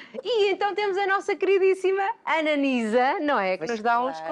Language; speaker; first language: Portuguese; native; Portuguese